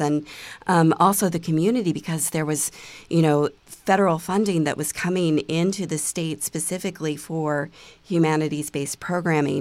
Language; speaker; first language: English; native; English